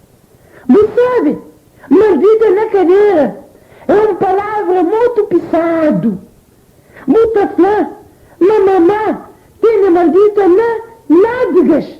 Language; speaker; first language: Portuguese; non-native, local second language; Kabuverdianu